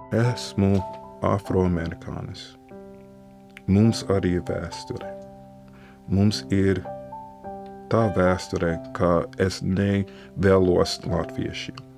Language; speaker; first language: Latvian; non-native, fluent; English